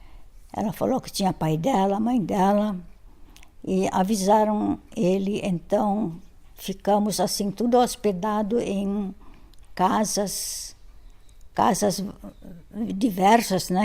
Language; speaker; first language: Portuguese; non-native, fluent; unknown